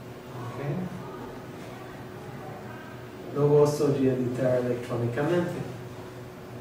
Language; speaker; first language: Portuguese; non-native, learner; English